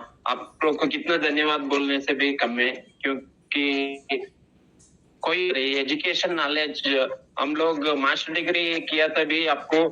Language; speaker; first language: Hindi; non-native, local second language; Kannada